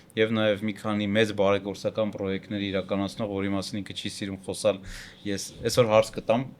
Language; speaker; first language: Armenian; native; Armenian